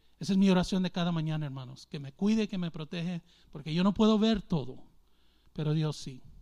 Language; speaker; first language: Spanish; early bilingual, heritage; English